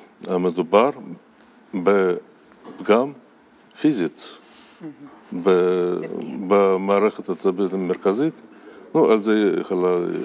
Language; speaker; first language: Hebrew; non-native, fluent; Russian